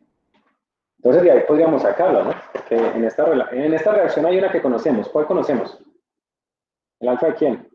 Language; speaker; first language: Spanish; native; Spanish